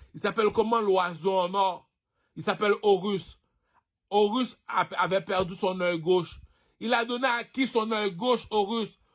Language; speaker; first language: French; non-native, local second language; Haitian Creole